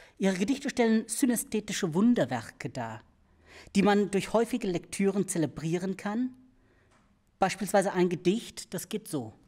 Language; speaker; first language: German; early bilingual, other home language; English